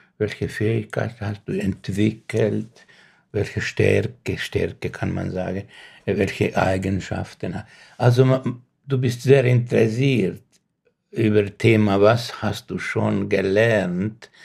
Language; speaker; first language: German; non-native, learner; Finnish